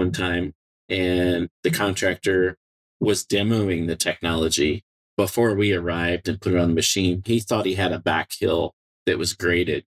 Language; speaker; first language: English; native; English